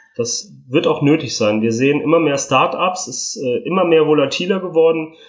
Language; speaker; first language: German; early bilingual, other home language; Italian